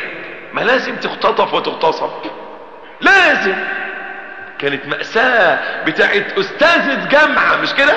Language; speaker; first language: Arabic; native; Arabic